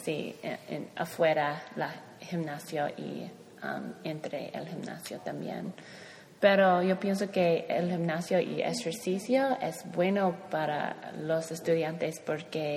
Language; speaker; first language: Spanish; non-native, learner; English